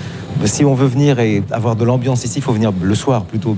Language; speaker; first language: French; native; French